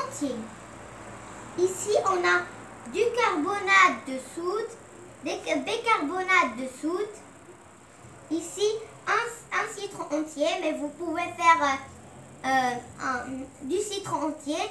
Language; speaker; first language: French; non-native, local second language; Arabic